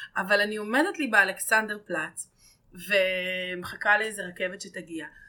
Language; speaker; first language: Hebrew; native; Hebrew